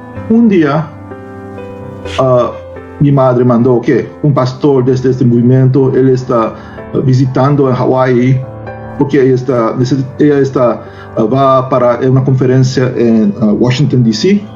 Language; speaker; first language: Spanish; non-native, learner; Korean